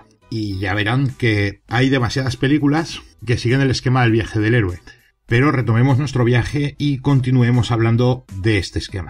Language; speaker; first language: Spanish; native; Spanish